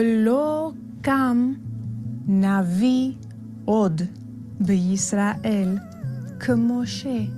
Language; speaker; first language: Hebrew; non-native, learner; Spanish